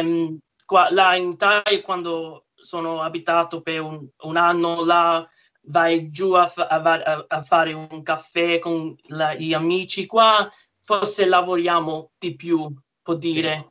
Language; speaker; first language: Italian; early bilingual, heritage; English